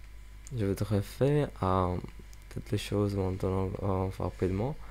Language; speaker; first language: French; non-native, learner; English